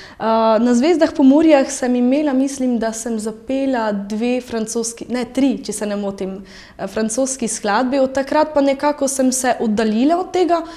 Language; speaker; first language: Slovenian; early bilingual, other home language; French